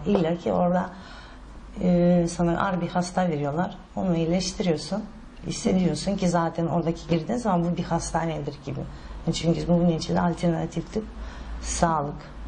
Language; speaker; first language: Turkish; non-native, fluent; Russian